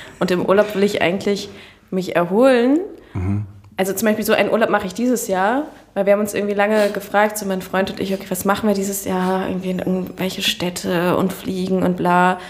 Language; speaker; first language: German; early bilingual, other home language; Turkish